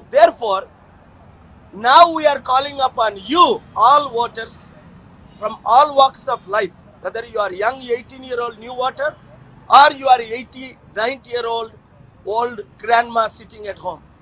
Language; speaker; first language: English; non-native, local second language; Telugu